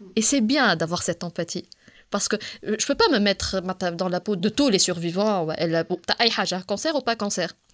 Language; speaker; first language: French; non-native, local second language; Arabic